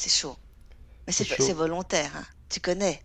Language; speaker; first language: French; native; French